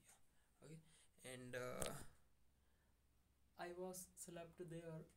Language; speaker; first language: English; non-native, learner; Hindi